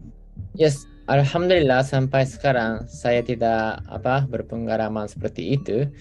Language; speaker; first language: Indonesian; non-native, fluent; Japanese